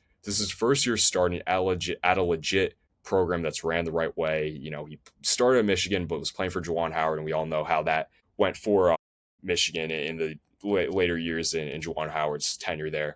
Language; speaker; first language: English; native; English